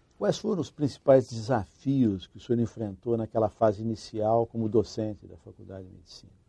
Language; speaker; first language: Portuguese; native; Portuguese